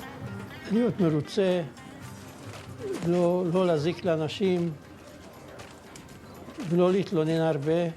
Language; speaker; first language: Hebrew; non-native, fluent; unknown